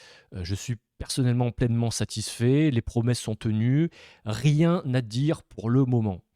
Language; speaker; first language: French; native; French